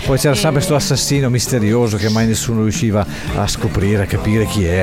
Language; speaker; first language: Italian; native; Italian